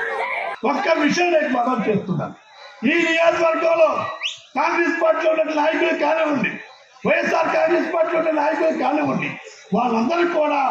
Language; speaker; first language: Telugu; native; Telugu